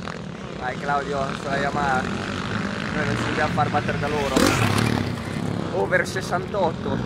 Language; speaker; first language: Italian; native; Italian